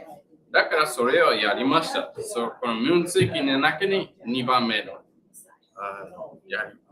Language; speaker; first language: Japanese; non-native, learner; English